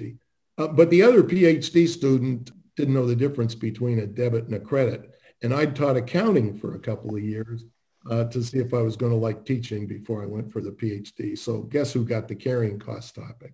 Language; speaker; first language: English; native; English